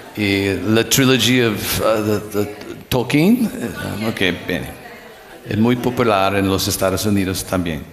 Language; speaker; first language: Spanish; non-native, learner; English